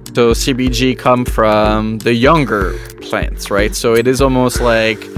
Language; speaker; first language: English; non-native, fluent; French